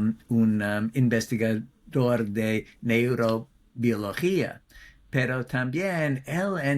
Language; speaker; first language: Spanish; non-native, fluent; English